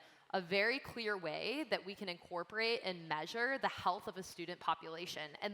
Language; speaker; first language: English; native; English